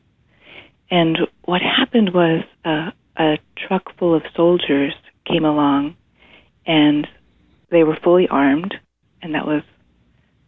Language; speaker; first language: English; native; English